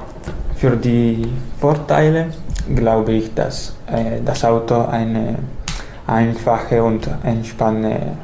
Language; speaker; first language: German; non-native, learner; Italian